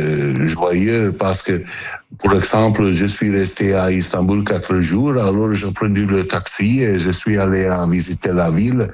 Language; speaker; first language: French; non-native, learner; Italian